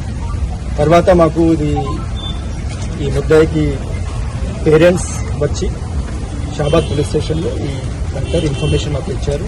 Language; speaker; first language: Telugu; non-native, local second language; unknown